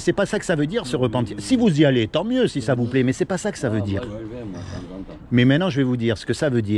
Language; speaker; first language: French; native; French